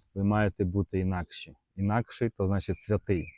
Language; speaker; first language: Ukrainian; non-native, local second language; Russian